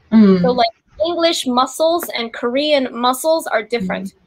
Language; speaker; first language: English; non-native, fluent; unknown